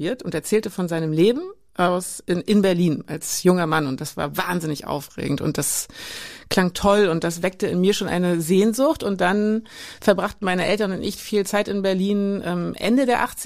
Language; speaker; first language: German; native; German